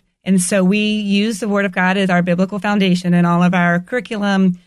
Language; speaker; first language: English; native; English